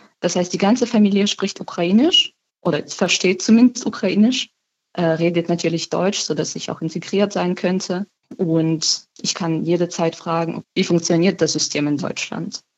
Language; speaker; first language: German; non-native, fluent; Ukrainian